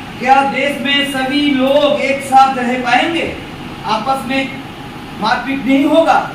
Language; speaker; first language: Hindi; non-native, local second language; Bangla